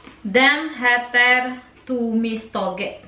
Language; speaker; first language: Swedish; non-native, learner; Indonesian